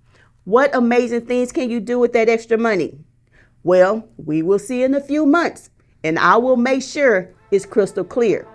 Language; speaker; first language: English; native; English